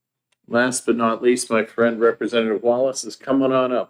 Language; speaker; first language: English; native; English